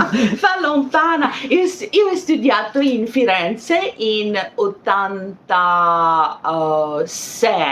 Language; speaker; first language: Italian; non-native, learner; French